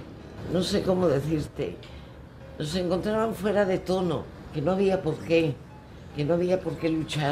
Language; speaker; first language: Spanish; native; Spanish